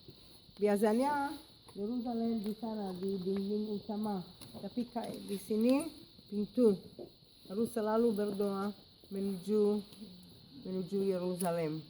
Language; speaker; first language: Indonesian; non-native, fluent; Hebrew